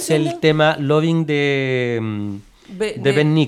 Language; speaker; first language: Spanish; native; Spanish